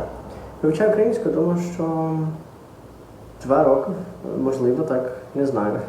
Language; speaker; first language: Ukrainian; non-native, learner; Portuguese